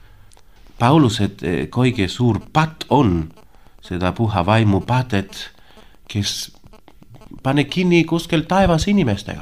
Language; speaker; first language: Estonian; non-native, learner; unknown